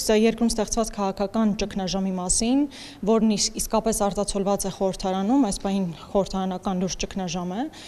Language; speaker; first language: Armenian; native; Armenian